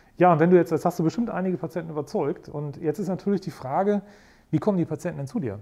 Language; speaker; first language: German; native; German